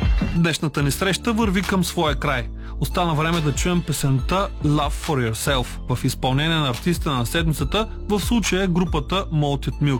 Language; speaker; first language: Bulgarian; native; Bulgarian